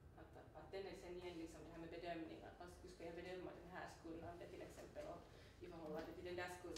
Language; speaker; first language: Swedish; native; Swedish